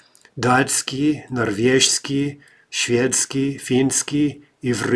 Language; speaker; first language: Russian; non-native, fluent; English